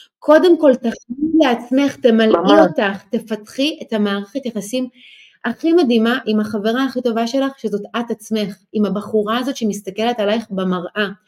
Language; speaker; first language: Hebrew; early bilingual, other home language; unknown